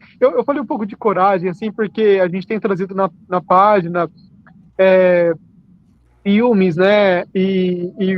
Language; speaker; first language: Portuguese; native; Portuguese